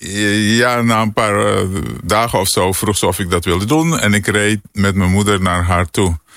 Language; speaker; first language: Dutch; native; Dutch